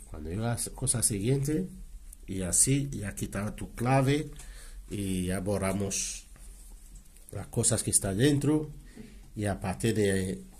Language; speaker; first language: Spanish; non-native, learner; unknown